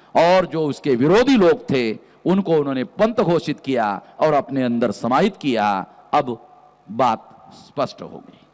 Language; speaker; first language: Hindi; non-native, local second language; Marathi